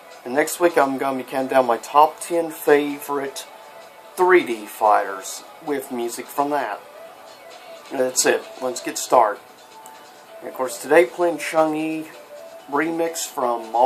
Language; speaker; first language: English; native; English